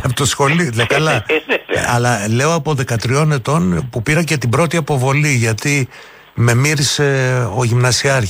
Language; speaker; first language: Greek; native; Greek